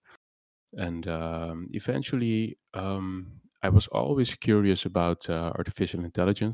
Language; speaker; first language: English; non-native, fluent; Papiamento